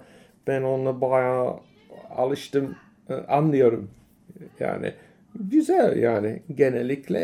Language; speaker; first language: Turkish; non-native, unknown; English